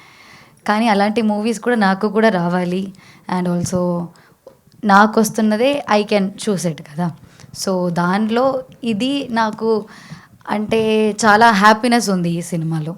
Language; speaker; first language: Telugu; non-native, learner; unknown